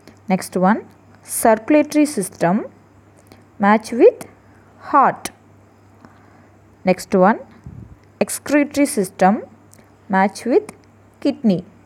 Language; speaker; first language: English; non-native, local second language; Tamil